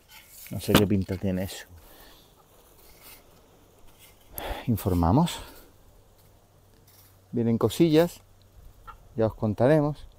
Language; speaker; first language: Spanish; native; Spanish